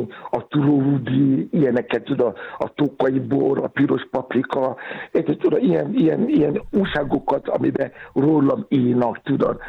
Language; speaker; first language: Hungarian; non-native, learner; Yoruba